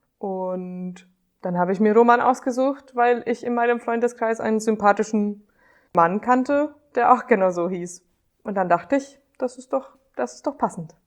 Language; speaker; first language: German; non-native, fluent; Hungarian